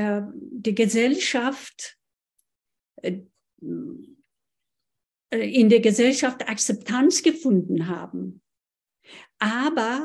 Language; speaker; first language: German; non-native, fluent; Persian